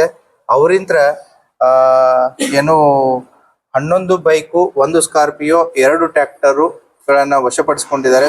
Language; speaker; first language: Kannada; native; Kannada